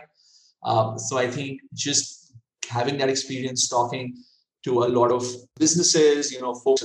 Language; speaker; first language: English; non-native, local second language; Hindi